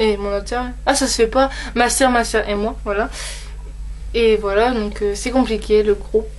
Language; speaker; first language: French; native; French